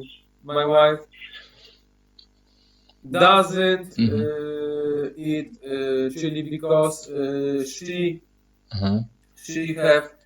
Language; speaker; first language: English; non-native, learner; Polish